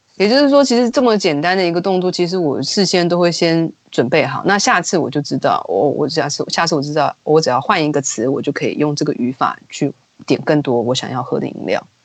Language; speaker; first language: Chinese; native; Chinese